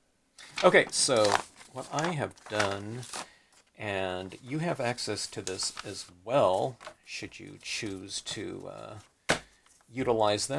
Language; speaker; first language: English; native; English